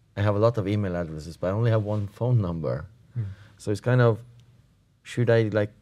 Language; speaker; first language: English; non-native, fluent; Norwegian